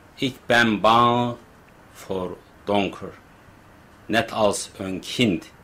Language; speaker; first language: Dutch; non-native, learner; Turkish